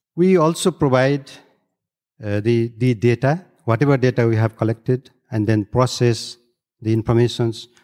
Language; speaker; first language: English; non-native, local second language; Nepali